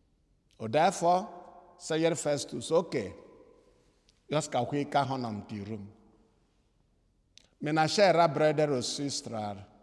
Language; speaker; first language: Swedish; non-native, fluent; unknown